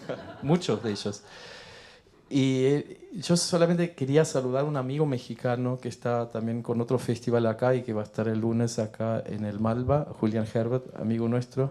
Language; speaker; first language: Spanish; non-native, fluent; German